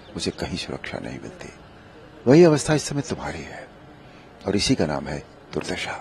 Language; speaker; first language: Hindi; native; Hindi